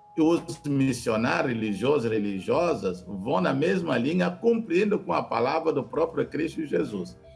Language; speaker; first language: Portuguese; non-native, fluent; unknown